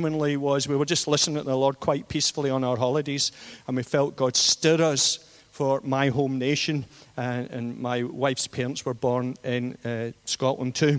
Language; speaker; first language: English; native; English